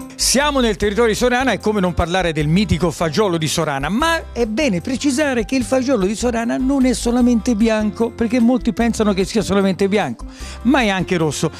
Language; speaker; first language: Italian; native; Italian